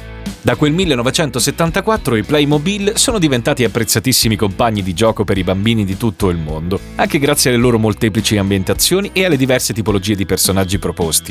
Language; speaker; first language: Italian; native; Italian